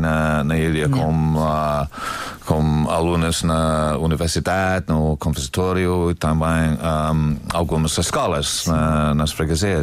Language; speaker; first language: Portuguese; non-native, learner; English